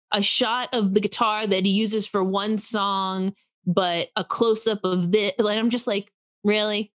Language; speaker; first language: English; native; English